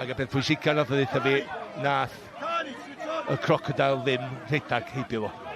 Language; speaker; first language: Welsh; native; Welsh